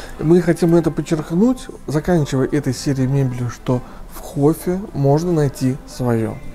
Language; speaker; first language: Russian; native; Russian